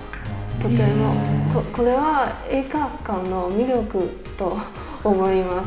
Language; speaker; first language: Japanese; non-native, learner; Chinese